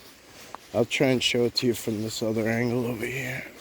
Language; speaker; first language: English; native; English